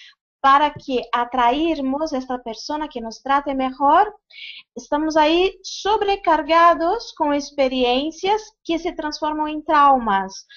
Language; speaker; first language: Spanish; non-native, fluent; Portuguese